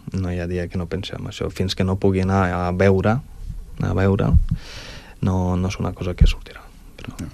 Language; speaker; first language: Catalan; early bilingual, other home language; Ukrainian